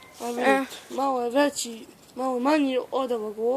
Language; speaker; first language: Bosnian; native; Bosnian